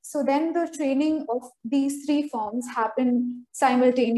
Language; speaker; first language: English; non-native, local second language; Malayalam